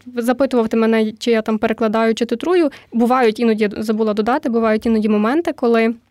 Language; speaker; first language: Ukrainian; native; Ukrainian